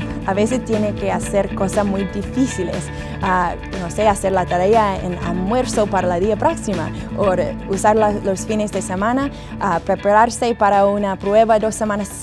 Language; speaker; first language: Spanish; non-native, learner; English